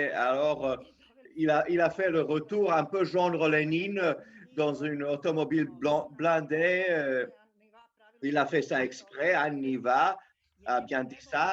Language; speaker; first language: French; non-native, local second language; Serbian